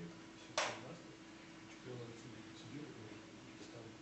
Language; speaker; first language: French; non-native, fluent; Russian